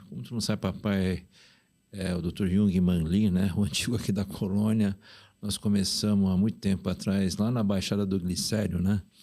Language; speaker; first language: Portuguese; early bilingual, other home language; Korean